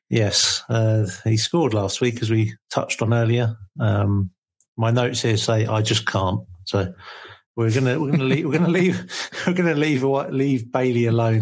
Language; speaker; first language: English; native; English